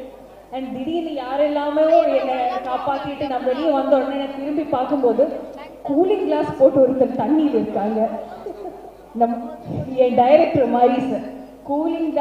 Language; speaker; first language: Tamil; non-native, fluent; Malayalam